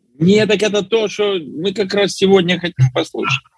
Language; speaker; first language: Russian; native; Russian